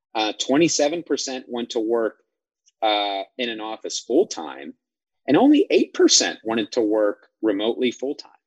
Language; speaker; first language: English; native; English